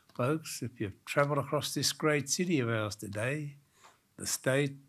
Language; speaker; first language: English; native; English